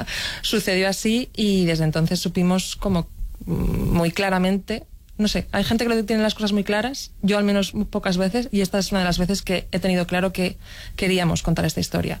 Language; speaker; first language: Spanish; native; Spanish